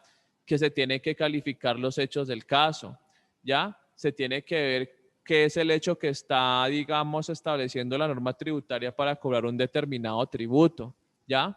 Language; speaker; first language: Spanish; native; Spanish